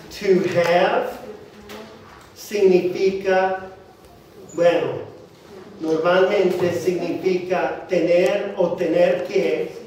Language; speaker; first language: Spanish; non-native, fluent; English